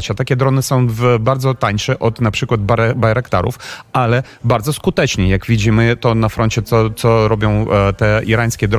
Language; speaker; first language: Polish; non-native, fluent; Ukrainian